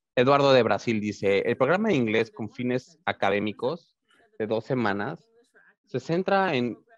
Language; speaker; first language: Spanish; native; Spanish